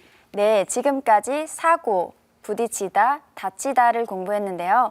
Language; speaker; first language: Korean; native; Korean